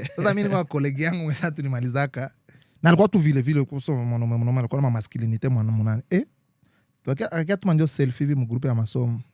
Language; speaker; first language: Swahili; native; Swahili